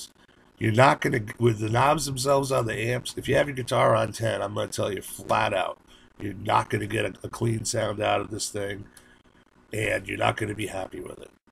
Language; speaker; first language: English; native; English